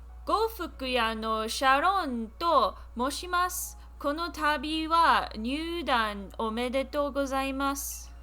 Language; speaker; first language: Japanese; non-native, learner; English